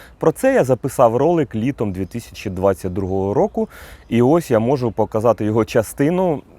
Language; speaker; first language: Ukrainian; native; Ukrainian